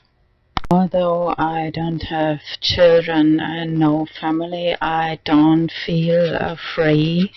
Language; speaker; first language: English; non-native, learner; German